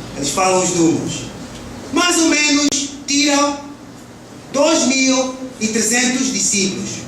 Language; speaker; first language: Portuguese; early bilingual, heritage; Portuguese